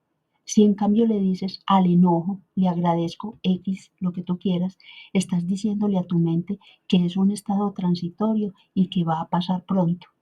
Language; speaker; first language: Spanish; native; Spanish